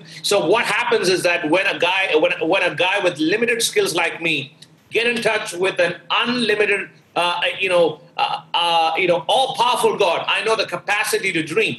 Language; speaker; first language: English; non-native, local second language; Malayalam